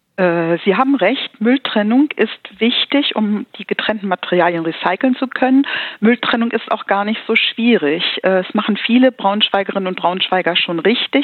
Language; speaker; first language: German; native; German